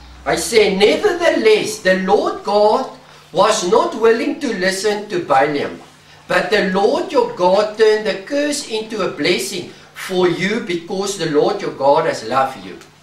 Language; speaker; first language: English; non-native, local second language; Afrikaans